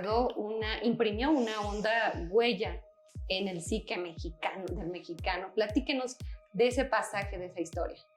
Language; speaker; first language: Spanish; native; Spanish